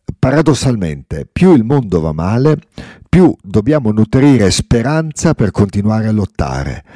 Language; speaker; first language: Italian; non-native, local second language; Ladin